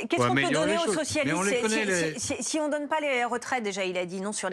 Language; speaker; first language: French; native; French